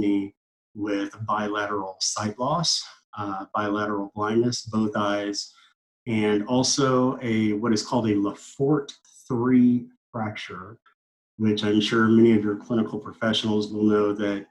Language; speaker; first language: English; native; English